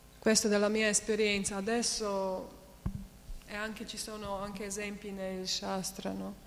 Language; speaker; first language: Italian; non-native, fluent; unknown